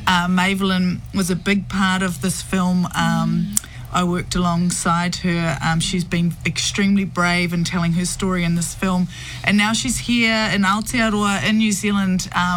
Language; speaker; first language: English; native; English